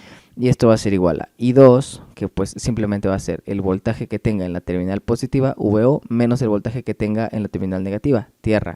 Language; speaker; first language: Spanish; native; Spanish